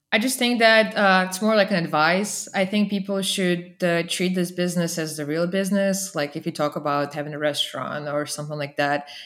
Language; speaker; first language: English; non-native, fluent; Russian